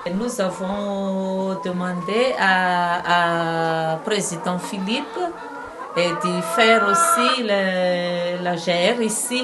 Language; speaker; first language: French; non-native, local second language; Malagasy